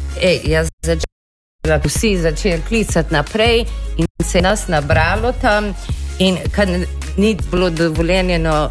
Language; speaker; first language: Slovenian; early bilingual, heritage; Slovenian